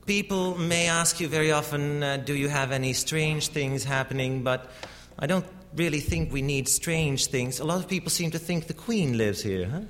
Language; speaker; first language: English; non-native, fluent; Dutch